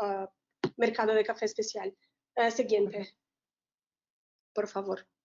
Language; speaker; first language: Spanish; non-native, learner; Portuguese